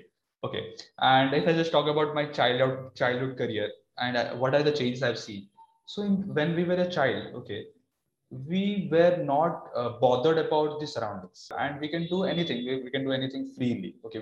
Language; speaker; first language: English; non-native, local second language; Odia